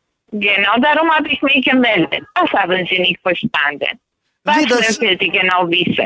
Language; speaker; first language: German; non-native, learner; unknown